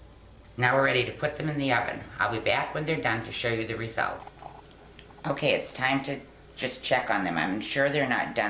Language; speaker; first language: English; native; English